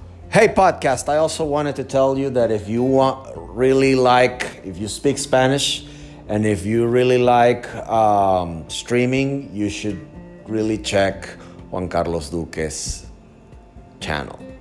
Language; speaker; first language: English; non-native, fluent; Spanish